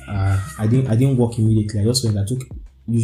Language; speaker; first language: English; non-native, local second language; Yoruba